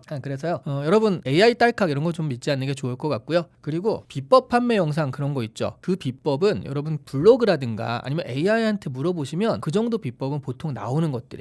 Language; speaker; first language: Korean; native; Korean